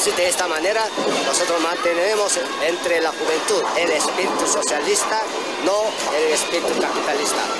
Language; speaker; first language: Spanish; non-native, fluent; Korean